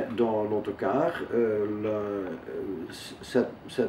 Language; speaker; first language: French; non-native, local second language; Dutch